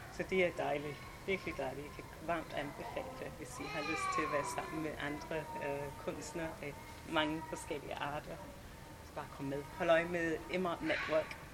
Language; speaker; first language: Danish; non-native, fluent; English